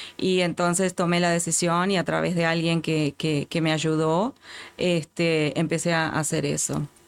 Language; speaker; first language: Spanish; native; Spanish